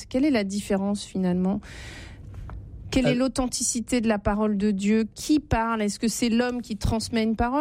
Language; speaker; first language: French; native; French